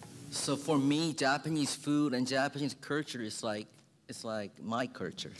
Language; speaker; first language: English; early bilingual, other home language; Korean